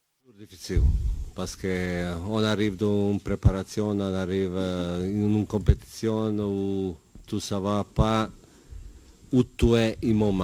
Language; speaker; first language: French; non-native, learner; Bosnian